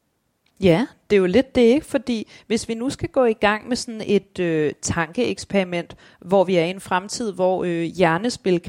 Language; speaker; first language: Danish; native; Danish